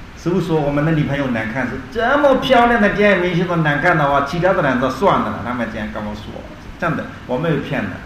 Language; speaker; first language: Chinese; non-native, learner; Burmese